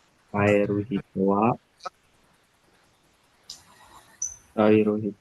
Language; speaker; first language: Japanese; non-native, learner; Indonesian